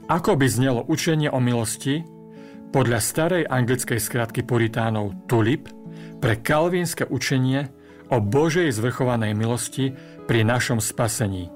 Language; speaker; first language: Slovak; native; Slovak